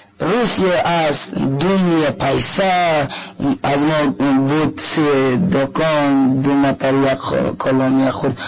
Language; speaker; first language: Persian; non-native, learner; Russian